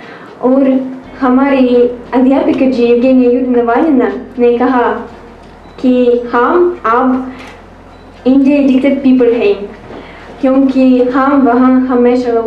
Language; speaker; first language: Hindi; non-native, learner; Russian